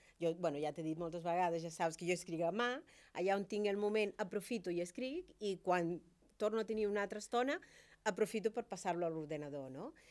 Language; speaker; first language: Catalan; non-native, fluent; Spanish